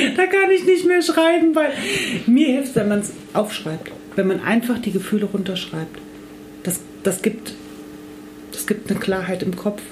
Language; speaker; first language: German; native; German